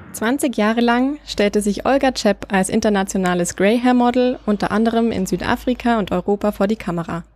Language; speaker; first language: German; native; German